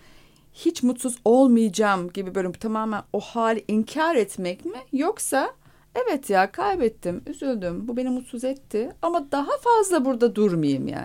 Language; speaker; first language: Turkish; native; Turkish